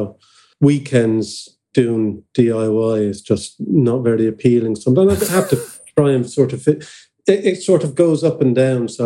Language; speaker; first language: English; native; English